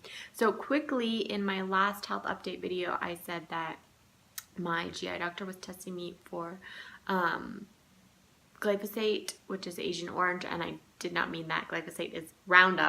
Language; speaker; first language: English; native; English